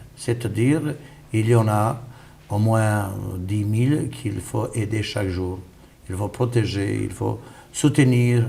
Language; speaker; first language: French; non-native, fluent; Bosnian